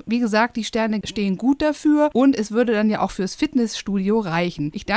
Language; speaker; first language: German; native; German